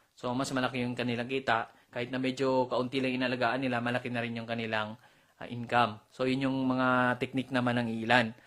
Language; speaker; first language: Filipino; non-native, local second language; Cebuano